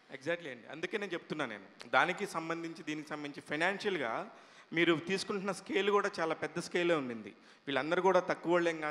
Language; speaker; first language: Telugu; native; Telugu